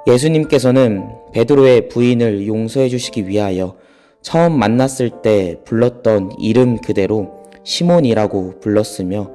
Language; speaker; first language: Korean; native; Korean